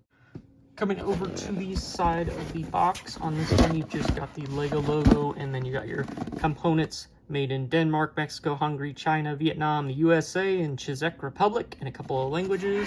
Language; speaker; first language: English; native; English